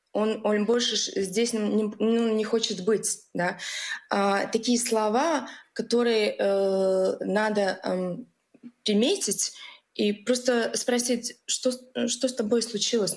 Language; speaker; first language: Russian; non-native, local second language; Latvian